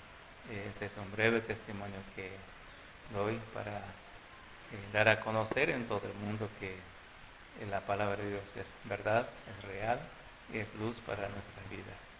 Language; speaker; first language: Spanish; non-native, local second language; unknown